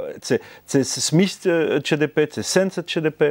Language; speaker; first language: Ukrainian; non-native, fluent; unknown